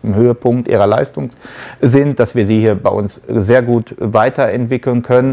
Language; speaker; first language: German; native; German